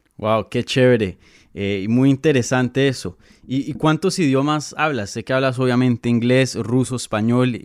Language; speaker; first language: Spanish; native; Spanish